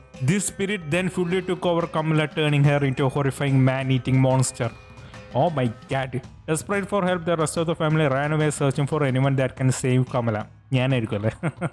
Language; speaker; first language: English; non-native, local second language; Malayalam